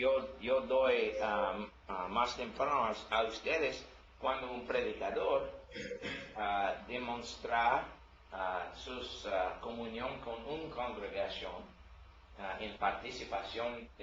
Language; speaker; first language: Spanish; non-native, learner; English